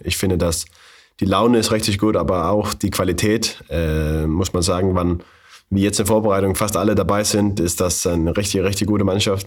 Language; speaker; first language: German; non-native, fluent; Danish